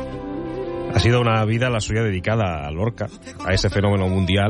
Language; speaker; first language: Spanish; non-native, local second language; Catalan